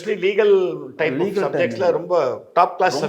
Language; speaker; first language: Tamil; native; Tamil